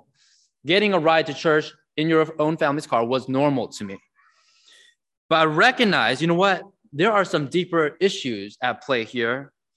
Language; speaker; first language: English; native; English